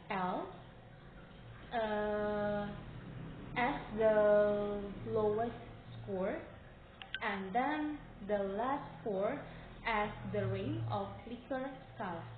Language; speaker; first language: English; non-native, learner; Indonesian